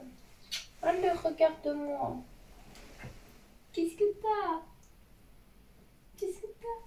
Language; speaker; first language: French; native; French